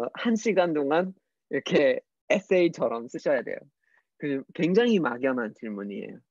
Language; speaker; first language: Korean; non-native, fluent; English